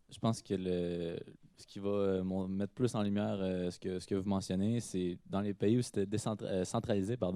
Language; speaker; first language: French; native; French